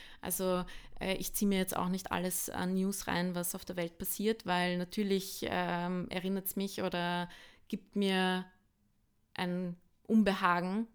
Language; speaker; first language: German; early bilingual, other home language; Bosnian